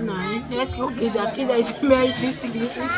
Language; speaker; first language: German; non-native, learner; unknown